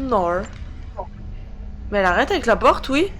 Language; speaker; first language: French; native; French